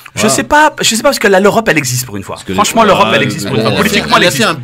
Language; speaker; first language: French; native; French